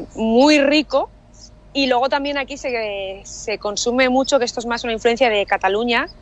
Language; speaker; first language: Spanish; native; Spanish